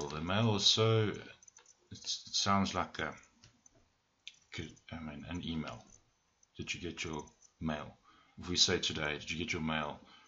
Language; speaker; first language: English; native; English